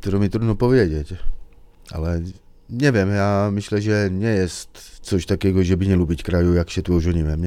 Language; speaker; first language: Polish; early bilingual, heritage; Czech